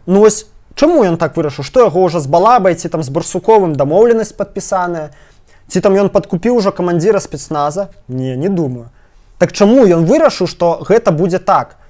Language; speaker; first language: Belarusian; non-native, local second language; Russian